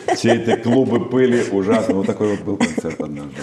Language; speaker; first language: Russian; native; Russian